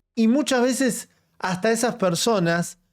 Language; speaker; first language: Spanish; native; Spanish